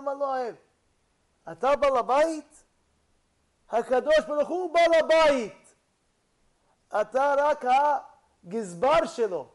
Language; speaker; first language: Hebrew; non-native, fluent; English